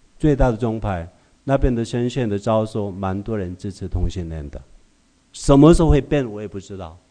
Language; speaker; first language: Chinese; non-native, fluent; Korean